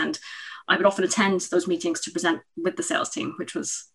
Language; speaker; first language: English; native; English